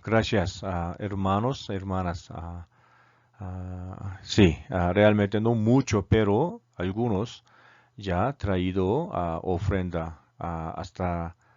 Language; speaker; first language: Spanish; non-native, learner; Korean